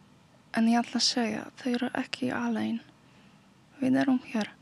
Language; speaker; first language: Icelandic; non-native, learner; Polish